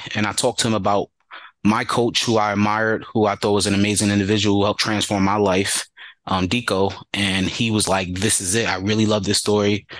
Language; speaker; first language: English; native; English